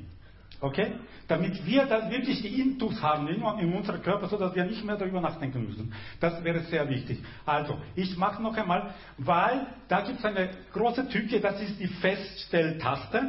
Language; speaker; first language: German; non-native, fluent; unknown